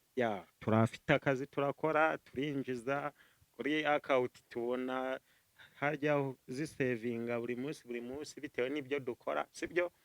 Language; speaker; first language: Kinyarwanda; early bilingual, other home language; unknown